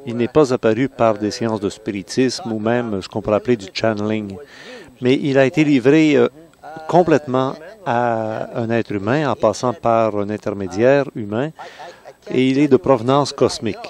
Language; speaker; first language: French; native; French